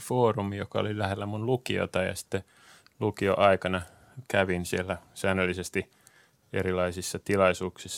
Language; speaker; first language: Finnish; native; Finnish